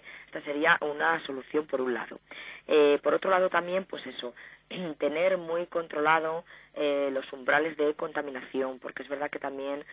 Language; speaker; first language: Spanish; native; Spanish